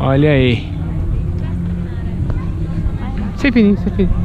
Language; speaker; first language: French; non-native, fluent; Portuguese